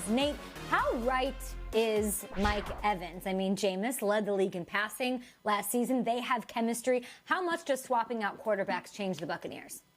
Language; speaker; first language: English; native; English